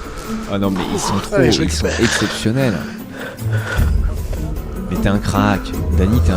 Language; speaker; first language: French; native; French